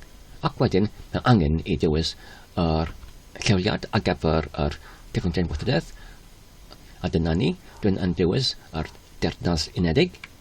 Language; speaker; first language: Welsh; non-native, learner; Polish